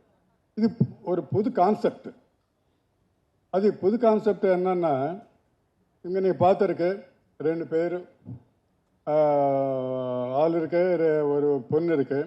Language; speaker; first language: Tamil; non-native, learner; Telugu